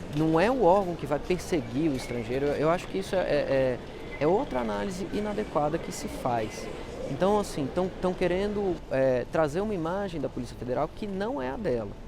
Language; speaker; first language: Portuguese; native; Portuguese